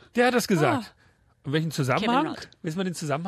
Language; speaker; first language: German; native; German